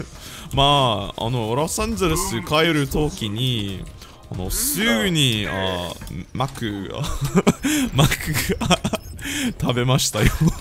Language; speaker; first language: Japanese; non-native, learner; English